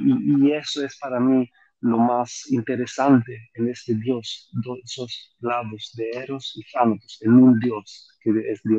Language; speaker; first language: Spanish; non-native, fluent; Greek